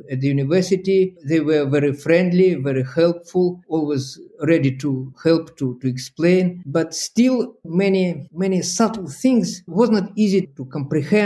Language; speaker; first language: English; non-native, fluent; Russian